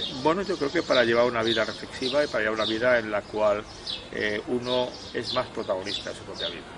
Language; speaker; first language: Spanish; native; Spanish